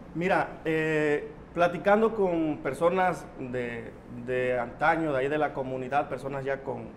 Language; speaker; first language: Spanish; native; Spanish